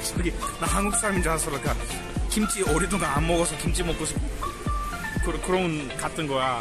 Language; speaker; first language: Korean; non-native, fluent; English